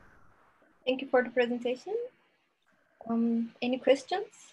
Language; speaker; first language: English; non-native, fluent; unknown